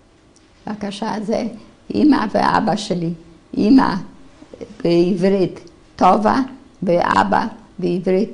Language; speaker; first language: Hebrew; non-native, fluent; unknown